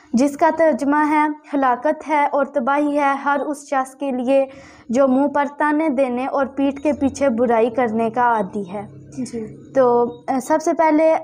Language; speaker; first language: Urdu; native; Urdu